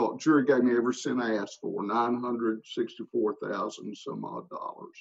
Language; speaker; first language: English; native; English